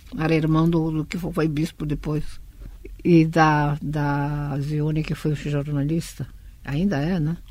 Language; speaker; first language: Portuguese; early bilingual, other home language; Russian